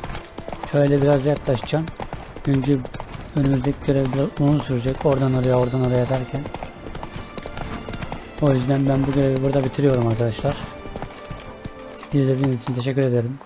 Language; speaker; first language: Turkish; native; Turkish